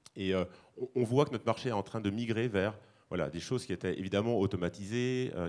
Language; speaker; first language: French; native; French